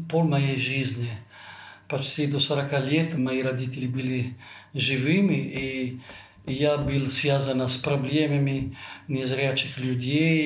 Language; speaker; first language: Russian; non-native, fluent; Italian